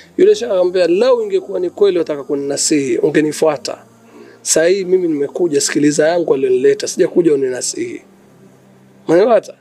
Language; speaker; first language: Swahili; native; Swahili